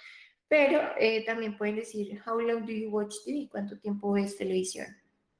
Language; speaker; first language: Spanish; native; Spanish